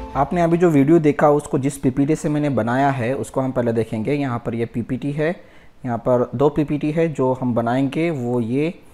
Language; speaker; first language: Hindi; non-native, local second language; Marathi